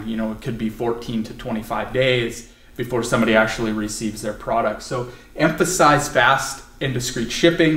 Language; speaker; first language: English; native; English